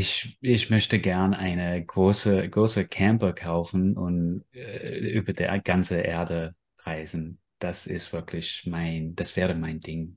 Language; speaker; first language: German; non-native, fluent; English